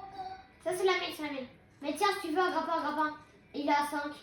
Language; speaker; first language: French; native; French